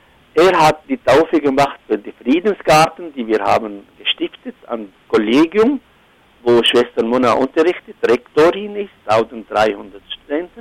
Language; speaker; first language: German; non-native, fluent; Arabic